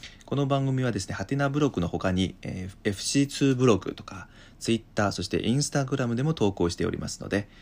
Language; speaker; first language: Japanese; non-native, fluent; Chinese